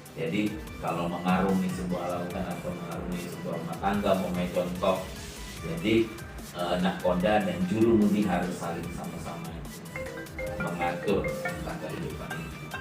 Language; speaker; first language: Indonesian; native; Indonesian